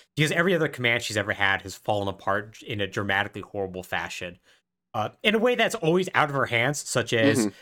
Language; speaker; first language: English; native; English